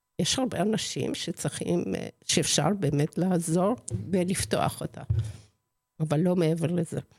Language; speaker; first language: Hebrew; non-native, fluent; Spanish